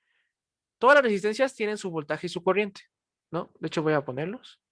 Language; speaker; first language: Spanish; native; Spanish